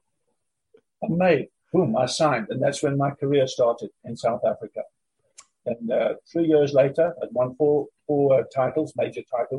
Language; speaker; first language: English; native; English